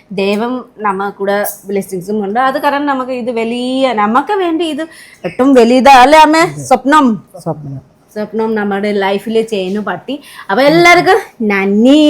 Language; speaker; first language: Malayalam; non-native, learner; Nepali